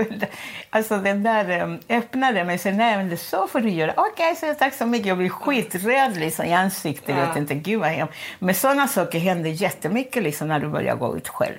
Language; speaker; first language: Swedish; non-native, fluent; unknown